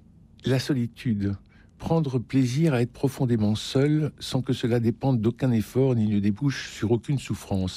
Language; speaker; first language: French; native; French